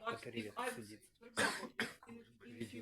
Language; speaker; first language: English; non-native, learner; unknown